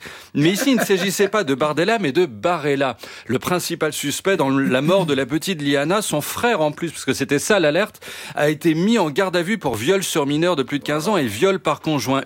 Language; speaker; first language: French; native; French